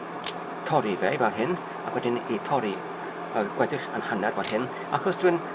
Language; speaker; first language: Welsh; non-native, learner; Polish